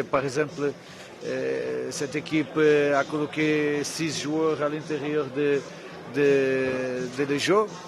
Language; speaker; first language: French; non-native, fluent; Portuguese